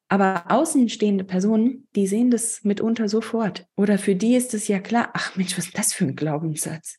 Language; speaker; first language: German; native; German